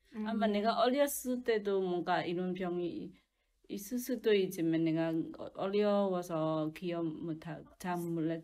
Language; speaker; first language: Korean; non-native, learner; Burmese